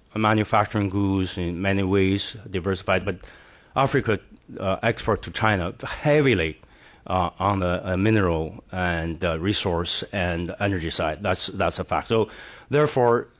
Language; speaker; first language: English; non-native, fluent; Chinese